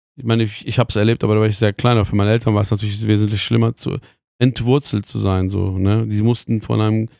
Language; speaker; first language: German; early bilingual, other home language; Persian